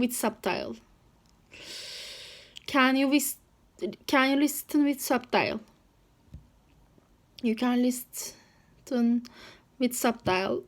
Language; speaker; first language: English; non-native, learner; Turkish